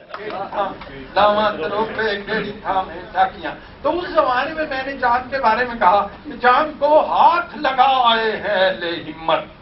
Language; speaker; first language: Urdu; non-native, local second language; Punjabi